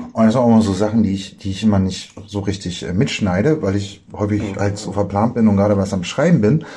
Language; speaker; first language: German; native; German